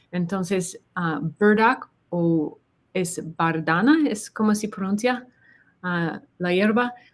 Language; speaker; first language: Spanish; non-native, learner; English